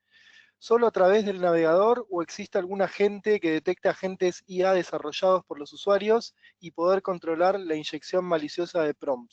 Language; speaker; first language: Spanish; native; Spanish